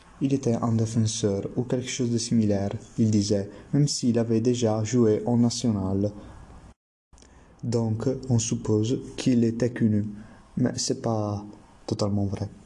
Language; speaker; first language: French; non-native, learner; Italian